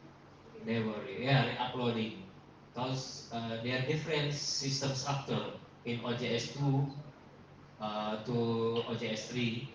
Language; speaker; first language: English; non-native, learner; Indonesian